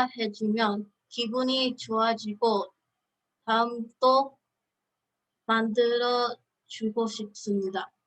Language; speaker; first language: Korean; early bilingual, heritage; Korean